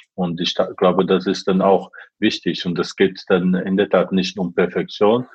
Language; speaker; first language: German; non-native, fluent; Portuguese